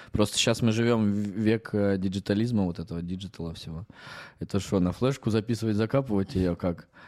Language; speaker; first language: Russian; native; Russian